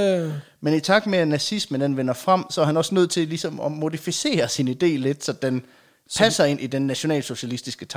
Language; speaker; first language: Danish; native; Danish